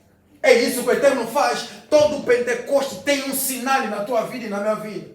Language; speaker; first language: Portuguese; non-native, fluent; Lingala